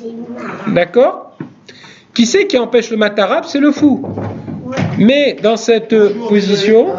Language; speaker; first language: French; native; French